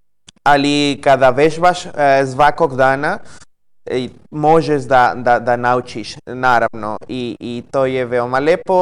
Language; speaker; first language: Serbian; non-native, learner; Spanish